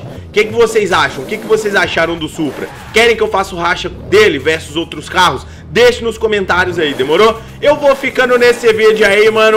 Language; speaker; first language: Portuguese; native; Portuguese